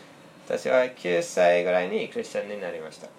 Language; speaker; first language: Japanese; non-native, fluent; English